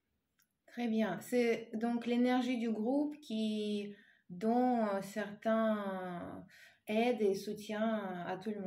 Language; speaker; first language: French; non-native, fluent; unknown